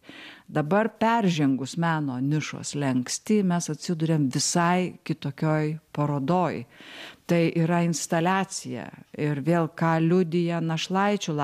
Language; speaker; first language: Lithuanian; native; Lithuanian